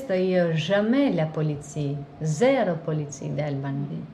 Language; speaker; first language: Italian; non-native, learner; Albanian